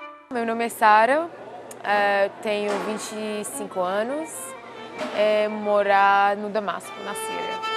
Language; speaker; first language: Portuguese; non-native, fluent; Arabic